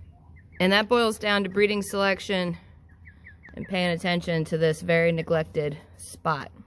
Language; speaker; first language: English; native; English